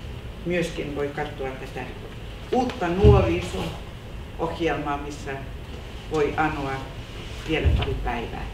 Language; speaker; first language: Finnish; non-native, local second language; Swedish